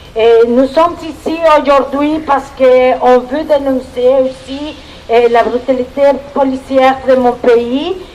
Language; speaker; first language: French; non-native, fluent; Spanish